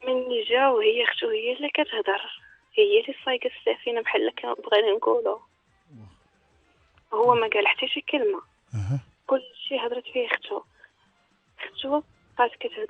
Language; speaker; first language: Arabic; native; Arabic